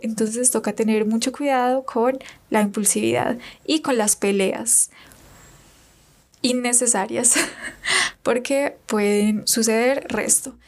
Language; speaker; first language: Spanish; native; Spanish